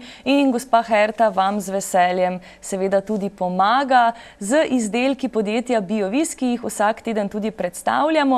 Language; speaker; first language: Slovenian; native; Slovenian